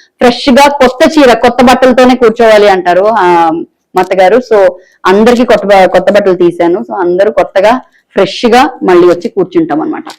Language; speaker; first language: Telugu; non-native, local second language; Bangla